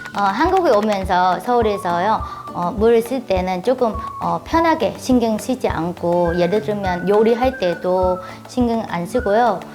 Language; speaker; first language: Korean; non-native, fluent; Vietnamese